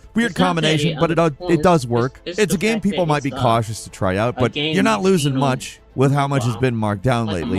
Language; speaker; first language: English; native; English